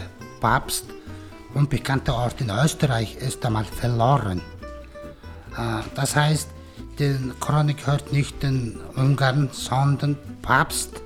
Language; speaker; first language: German; non-native, learner; Mongolian